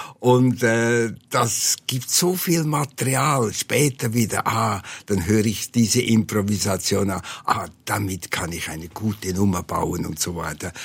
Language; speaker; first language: German; native; German